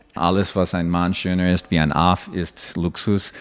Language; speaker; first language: German; non-native, fluent; English